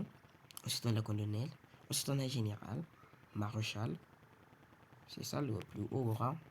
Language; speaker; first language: French; native; French